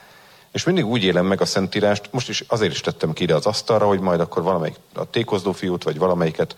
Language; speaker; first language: Hungarian; native; Hungarian